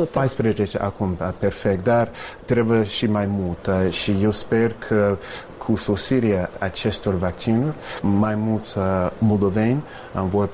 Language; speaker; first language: Romanian; non-native, fluent; English